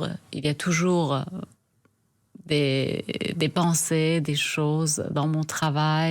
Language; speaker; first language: French; non-native, fluent; Persian